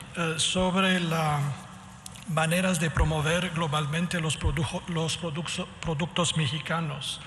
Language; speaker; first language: Spanish; non-native, fluent; Romanian